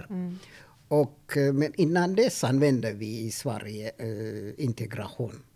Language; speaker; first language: Swedish; non-native, fluent; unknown